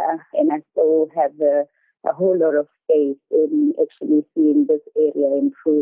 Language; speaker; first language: English; non-native, local second language; Zulu